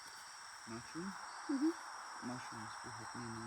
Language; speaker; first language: English; non-native, local second language; Spanish